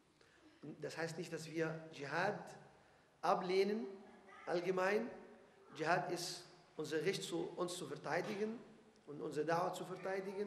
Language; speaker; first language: German; non-native, fluent; Arabic